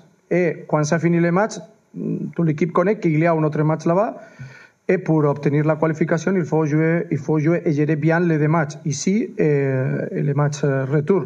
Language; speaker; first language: French; non-native, fluent; Spanish